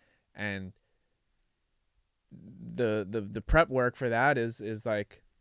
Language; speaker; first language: English; native; English